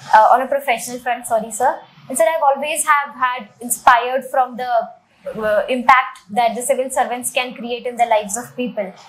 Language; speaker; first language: English; non-native, local second language; Hindi